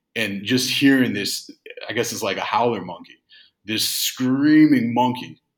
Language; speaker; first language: English; native; English